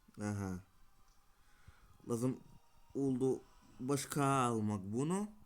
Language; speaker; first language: Turkish; non-native, learner; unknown